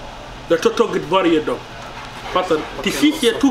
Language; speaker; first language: Swedish; non-native, learner; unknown